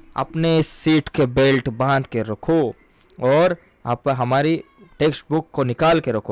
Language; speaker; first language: Hindi; non-native, local second language; Marathi